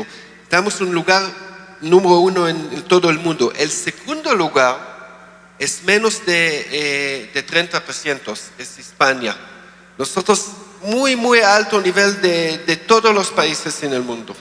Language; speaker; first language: Spanish; non-native, learner; Hebrew